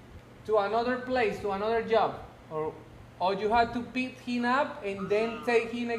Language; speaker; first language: English; non-native, local second language; Spanish